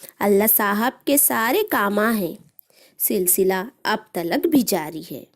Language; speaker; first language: Urdu; native; Urdu